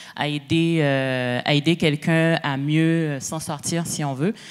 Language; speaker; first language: French; native; French